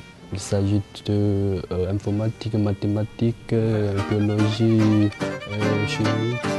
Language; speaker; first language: French; non-native, learner; Chinese